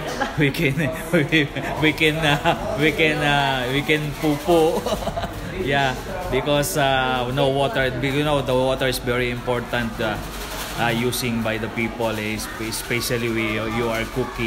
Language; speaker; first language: English; non-native, local second language; Filipino